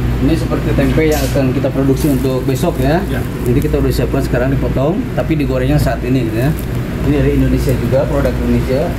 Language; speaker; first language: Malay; non-native, local second language; Sundanese